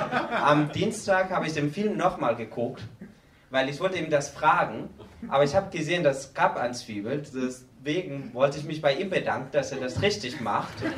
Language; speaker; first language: German; non-native, learner; Spanish